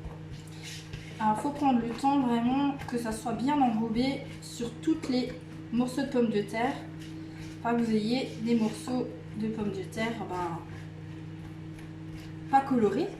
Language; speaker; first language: French; native; French